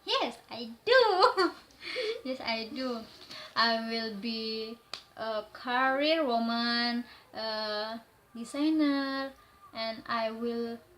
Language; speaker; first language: English; non-native, learner; Indonesian